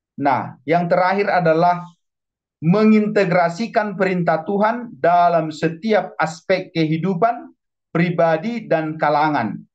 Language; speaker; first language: Indonesian; non-native, local second language; Batak Toba